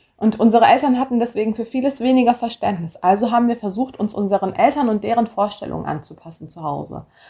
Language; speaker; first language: German; early bilingual, other home language; Turkish